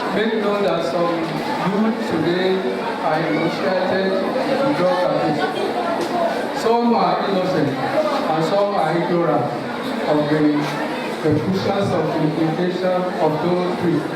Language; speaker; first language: English; non-native, local second language; Yoruba